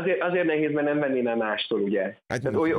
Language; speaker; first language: Hungarian; native; Hungarian